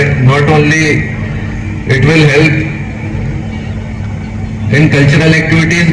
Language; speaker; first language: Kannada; non-native, local second language; Hindi